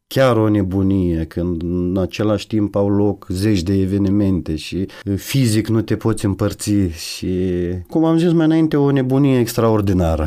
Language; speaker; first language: Romanian; native; Romanian